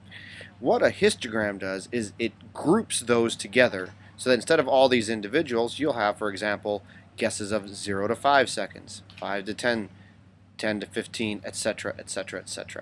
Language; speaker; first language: English; native; English